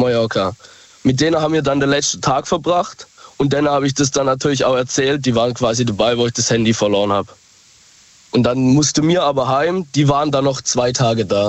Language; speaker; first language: German; native; German